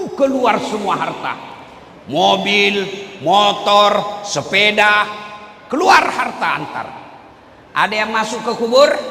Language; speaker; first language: Indonesian; non-native, local second language; Buginese